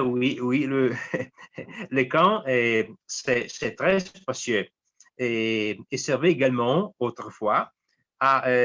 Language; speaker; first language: French; non-native, fluent; Italian